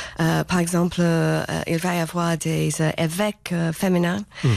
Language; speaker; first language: French; non-native, fluent; English